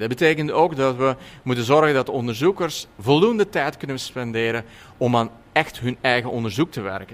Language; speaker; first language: Dutch; native; Dutch